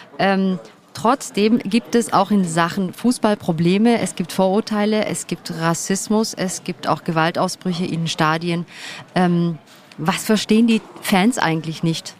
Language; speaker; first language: German; early bilingual, other home language; Turkish